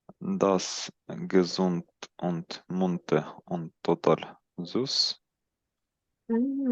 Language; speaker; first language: German; non-native, learner; Ukrainian